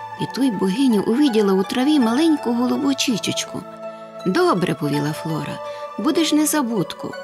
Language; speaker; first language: Ukrainian; native; Ukrainian